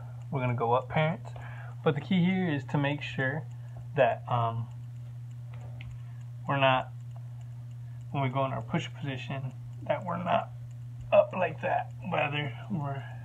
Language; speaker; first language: English; early bilingual, other home language; Spanish